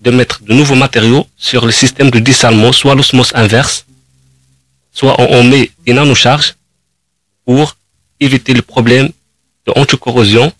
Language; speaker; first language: French; non-native, local second language; Arabic